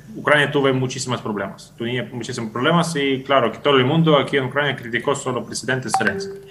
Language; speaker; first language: Spanish; non-native, fluent; Ukrainian